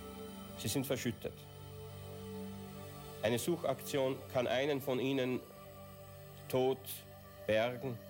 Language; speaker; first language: German; native; German